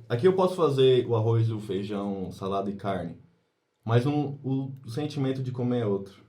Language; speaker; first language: Portuguese; native; Portuguese